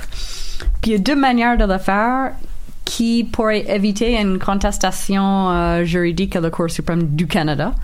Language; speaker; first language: French; non-native, local second language; English